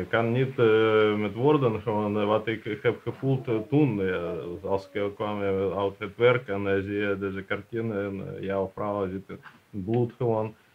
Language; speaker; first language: Dutch; non-native, learner; Russian